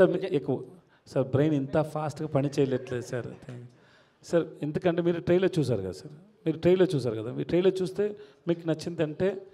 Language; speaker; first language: Telugu; non-native, learner; Tamil